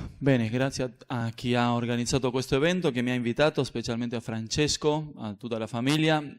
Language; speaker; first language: Italian; non-native, fluent; Spanish